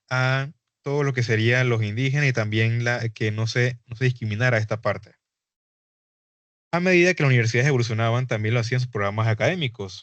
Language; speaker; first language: Spanish; native; Spanish